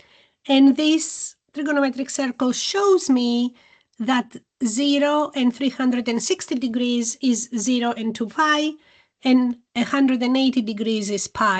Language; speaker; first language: English; non-native, fluent; Greek